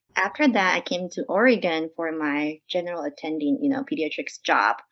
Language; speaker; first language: English; non-native, fluent; Chinese